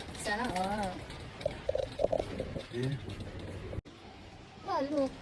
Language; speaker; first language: English; non-native, learner; Filipino